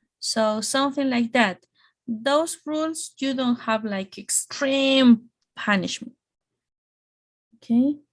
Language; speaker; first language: English; non-native, fluent; Spanish